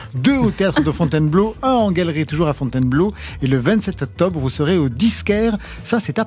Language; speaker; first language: French; native; French